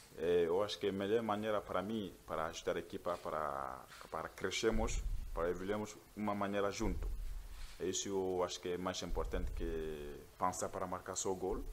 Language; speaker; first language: Portuguese; non-native, learner; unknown